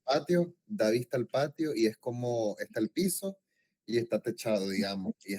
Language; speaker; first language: Spanish; non-native, learner; Portuguese